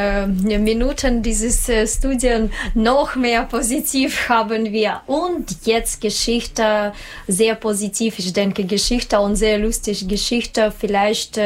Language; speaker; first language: German; non-native, learner; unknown